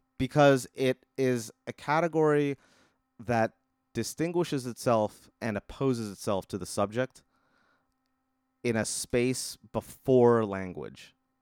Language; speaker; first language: English; native; English